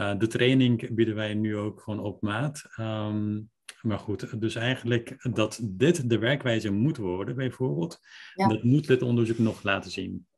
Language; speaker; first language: Dutch; early bilingual, other home language; Persian